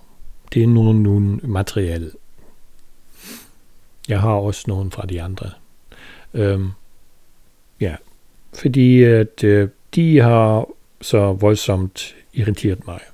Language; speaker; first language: Danish; non-native, fluent; German